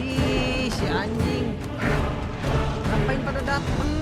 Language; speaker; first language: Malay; non-native, local second language; Sundanese